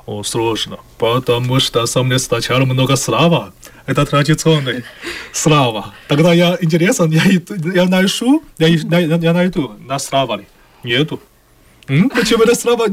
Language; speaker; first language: Russian; non-native, learner; Chinese